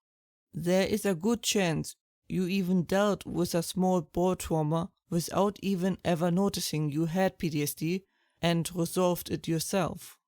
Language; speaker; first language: English; non-native, fluent; German